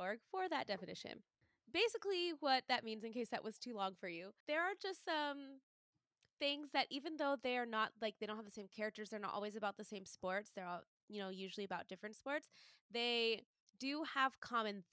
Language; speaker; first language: English; native; English